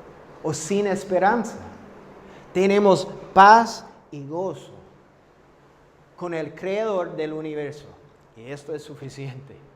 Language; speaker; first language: Spanish; non-native, fluent; English